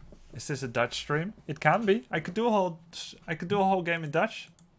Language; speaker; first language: English; non-native, fluent; Dutch